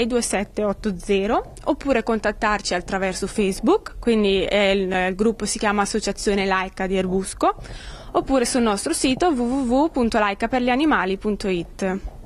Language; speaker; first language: Italian; native; Italian